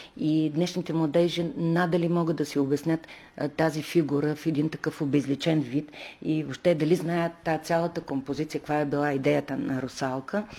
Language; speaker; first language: Bulgarian; native; Bulgarian